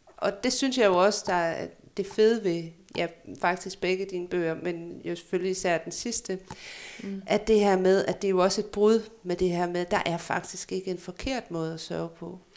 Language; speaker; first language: Danish; native; Danish